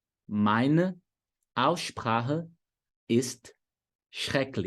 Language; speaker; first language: German; non-native, fluent; Portuguese